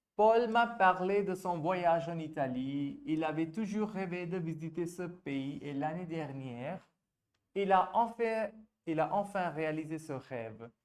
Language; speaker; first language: French; non-native, fluent; Hindi